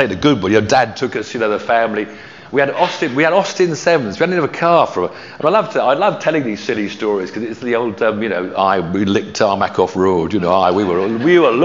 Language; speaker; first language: English; native; English